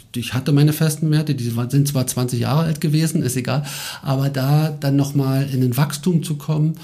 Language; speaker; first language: German; native; German